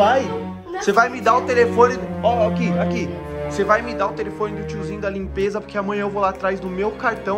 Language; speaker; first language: Portuguese; native; Portuguese